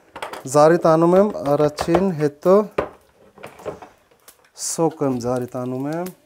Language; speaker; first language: Armenian; non-native, learner; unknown